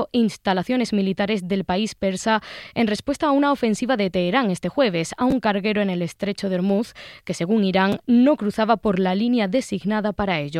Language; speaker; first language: Spanish; native; Spanish